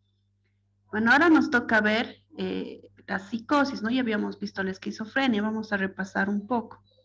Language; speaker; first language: Spanish; native; Spanish